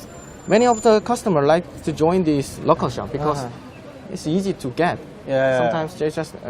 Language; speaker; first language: English; non-native, fluent; Korean